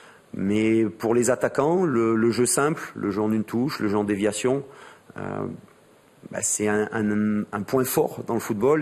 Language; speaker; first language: French; native; French